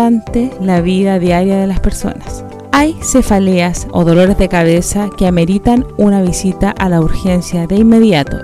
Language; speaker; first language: Spanish; native; Spanish